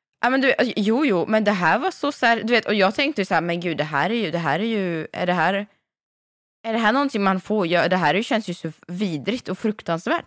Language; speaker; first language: Swedish; native; Swedish